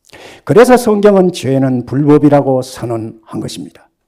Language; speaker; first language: Korean; native; Korean